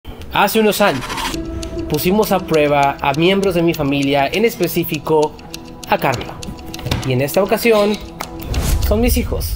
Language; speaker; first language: Spanish; native; Spanish